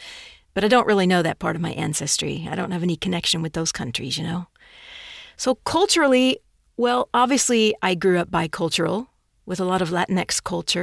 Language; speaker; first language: English; native; English